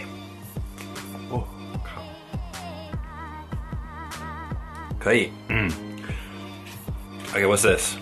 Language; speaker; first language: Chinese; non-native, fluent; English